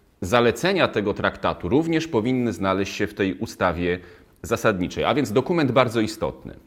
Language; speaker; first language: Polish; native; Polish